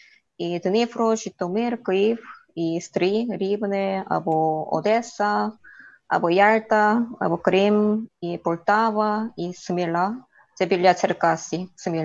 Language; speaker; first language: Ukrainian; non-native, learner; Korean